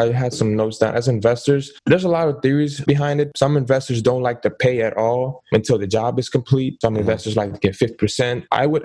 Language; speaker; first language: English; non-native, fluent; Dutch